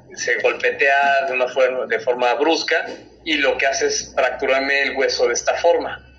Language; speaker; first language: Spanish; native; Spanish